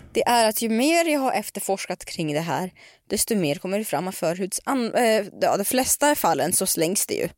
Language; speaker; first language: Swedish; native; Swedish